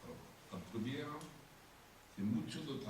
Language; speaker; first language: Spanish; non-native, learner; French